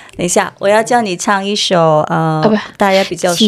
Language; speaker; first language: Chinese; early bilingual, heritage; Chinese